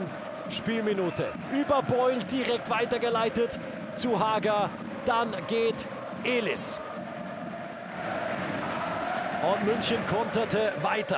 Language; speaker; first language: German; native; German